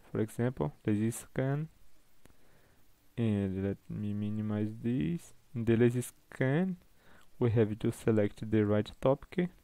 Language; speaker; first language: English; non-native, fluent; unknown